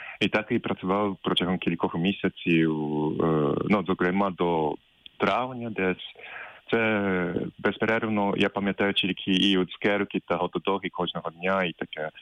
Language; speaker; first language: Ukrainian; non-native, fluent; Japanese